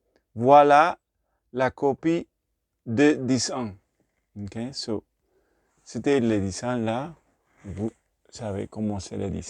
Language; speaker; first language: French; non-native, learner; Spanish